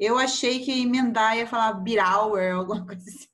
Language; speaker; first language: Portuguese; native; Portuguese